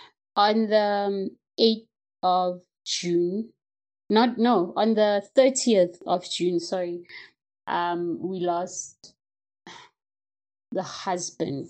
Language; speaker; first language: English; non-native, local second language; Tswana